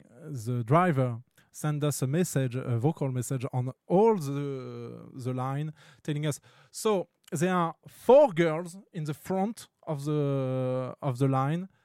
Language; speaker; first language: English; non-native, fluent; French